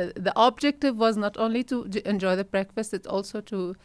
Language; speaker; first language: English; non-native, fluent; Arabic